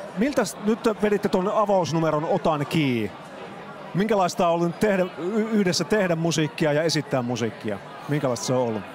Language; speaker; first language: Finnish; native; Finnish